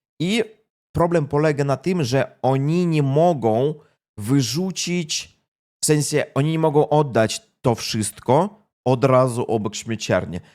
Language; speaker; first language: Polish; non-native, fluent; Russian